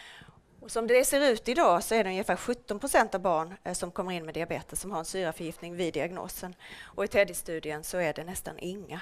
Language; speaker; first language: Swedish; native; Swedish